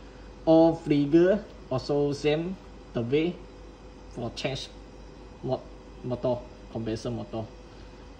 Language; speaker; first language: English; non-native, local second language; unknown